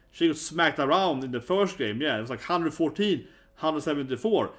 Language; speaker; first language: English; non-native, fluent; Swedish